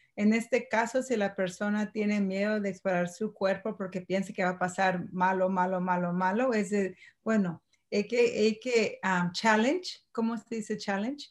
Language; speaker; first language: Spanish; early bilingual, heritage; Spanish